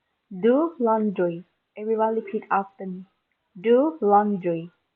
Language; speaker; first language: English; non-native, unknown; Thai